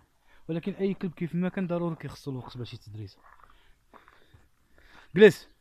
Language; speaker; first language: Arabic; native; Arabic